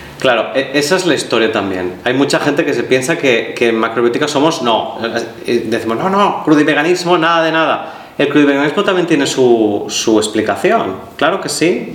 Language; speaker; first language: Spanish; native; Spanish